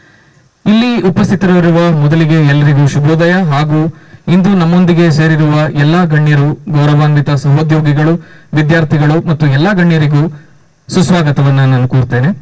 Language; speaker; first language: Kannada; native; Kannada